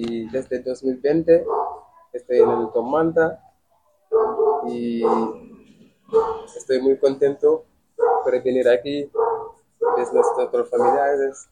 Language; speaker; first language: Spanish; non-native, learner; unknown